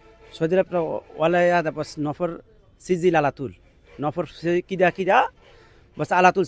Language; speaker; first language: Arabic; non-native, learner; Bangla